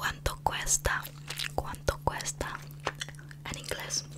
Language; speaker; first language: Spanish; non-native, learner; English